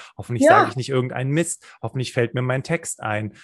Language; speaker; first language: German; native; German